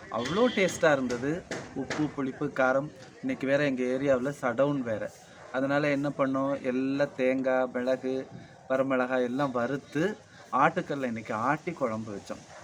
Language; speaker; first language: Tamil; native; Tamil